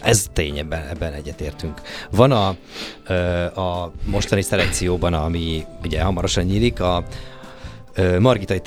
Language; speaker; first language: Hungarian; native; Hungarian